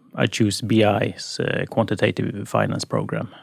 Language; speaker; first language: English; non-native, fluent; Swedish